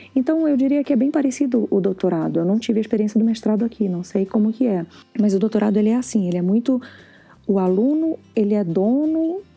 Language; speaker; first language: Portuguese; native; Portuguese